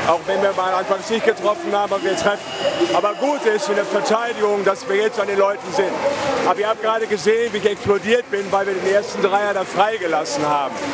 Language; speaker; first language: German; native; German